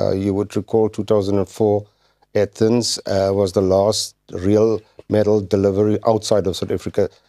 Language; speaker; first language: English; non-native, local second language; Afrikaans